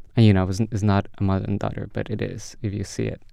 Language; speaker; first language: English; early bilingual, other home language; Spanish